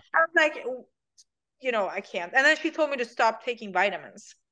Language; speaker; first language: English; non-native, fluent; Swedish